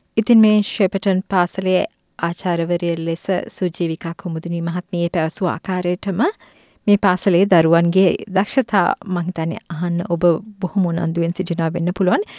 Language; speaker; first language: Sinhala; native; Sinhala